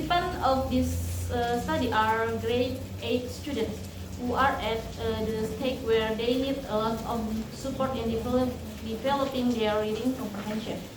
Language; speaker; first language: English; non-native, learner; Indonesian